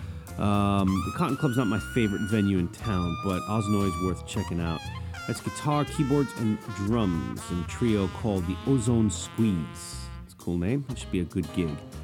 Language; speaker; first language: English; native; English